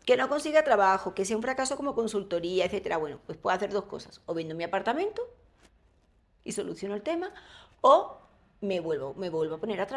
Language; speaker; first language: Spanish; native; Spanish